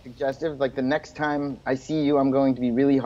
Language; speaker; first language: English; native; English